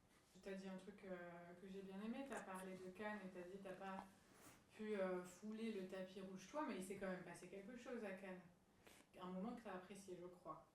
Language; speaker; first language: French; native; French